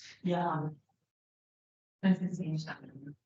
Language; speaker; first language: German; non-native, learner; Italian